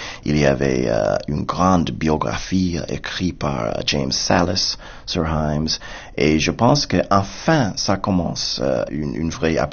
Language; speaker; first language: French; non-native, fluent; English